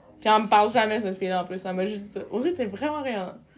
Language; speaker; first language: French; native; French